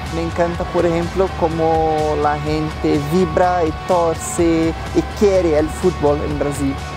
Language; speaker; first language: Spanish; non-native, fluent; Portuguese